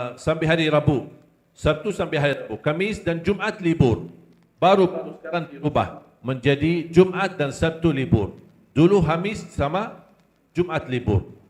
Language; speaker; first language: Malay; non-native, fluent; Arabic